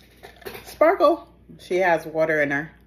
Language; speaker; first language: English; native; English